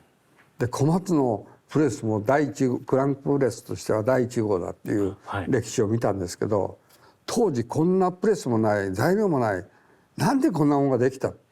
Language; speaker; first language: Japanese; native; Japanese